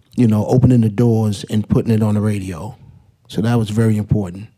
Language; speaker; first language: English; native; English